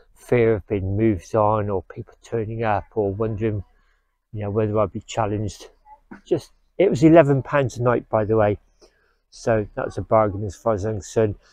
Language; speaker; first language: English; native; English